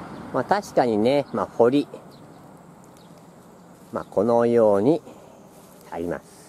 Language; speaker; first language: Japanese; native; Japanese